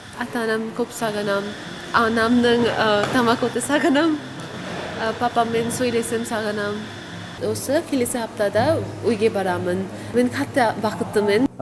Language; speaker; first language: Kazakh; non-native, learner; Bangla